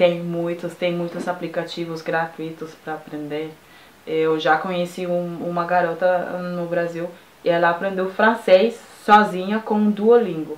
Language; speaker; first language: Portuguese; non-native, fluent; French